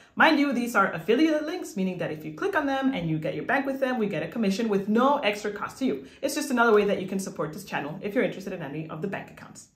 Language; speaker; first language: English; non-native, fluent; Spanish